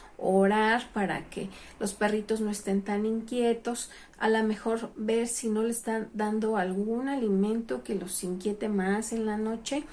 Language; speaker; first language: Spanish; native; Spanish